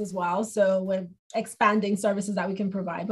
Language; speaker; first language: English; non-native, local second language; Igbo